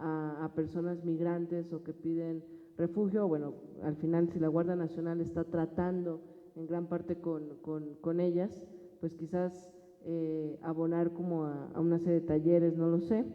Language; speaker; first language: Spanish; native; Spanish